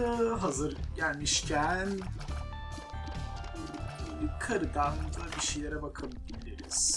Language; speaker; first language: Turkish; native; Turkish